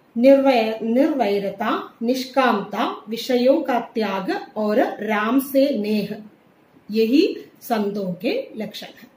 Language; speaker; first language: Hindi; non-native, local second language; Malayalam